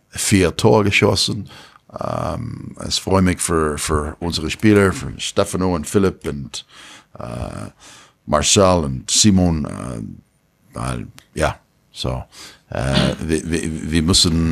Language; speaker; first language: German; non-native, learner; English